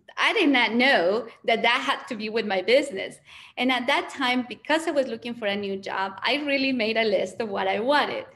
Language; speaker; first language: English; early bilingual, other home language; Spanish